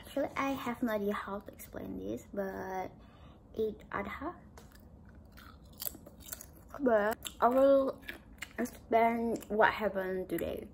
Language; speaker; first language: English; non-native, learner; Indonesian